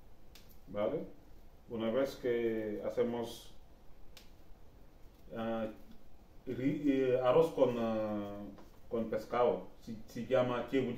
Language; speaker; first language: Spanish; non-native, learner; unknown